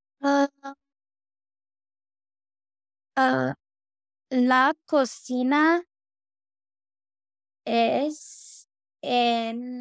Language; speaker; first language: Spanish; non-native, learner; English